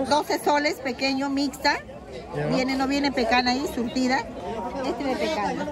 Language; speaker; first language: Spanish; native; Spanish